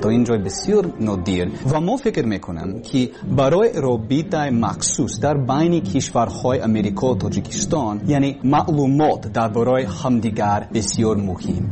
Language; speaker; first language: Persian; non-native, learner; English